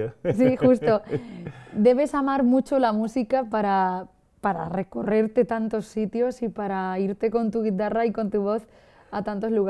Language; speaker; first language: Spanish; native; Spanish